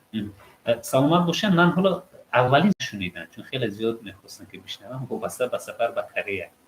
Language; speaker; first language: Tajik; native; Tajik